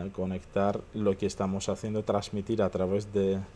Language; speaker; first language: Spanish; non-native, fluent; Armenian